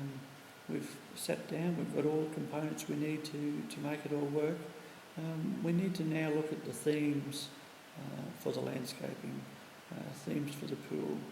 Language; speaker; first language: English; native; English